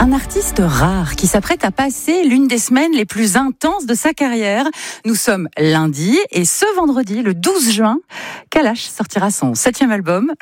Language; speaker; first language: French; native; French